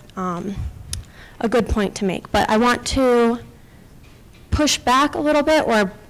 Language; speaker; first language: English; native; English